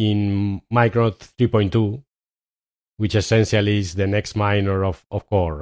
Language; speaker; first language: English; non-native, fluent; Spanish